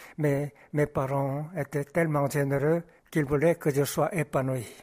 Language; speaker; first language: French; non-native, fluent; Korean